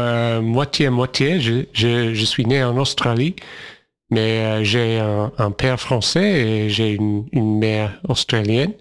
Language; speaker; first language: French; non-native, fluent; English